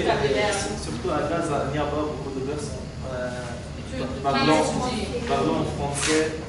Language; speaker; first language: French; non-native, learner; Arabic